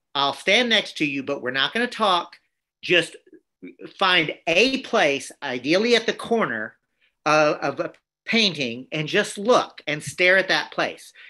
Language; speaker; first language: English; native; English